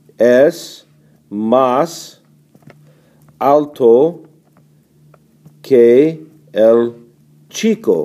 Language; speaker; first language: Spanish; non-native, fluent; English